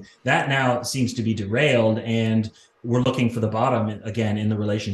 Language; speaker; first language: English; native; English